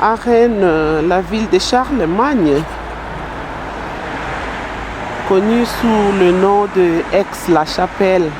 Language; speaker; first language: French; non-native, local second language; Lingala